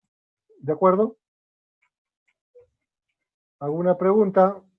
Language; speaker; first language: Spanish; native; Spanish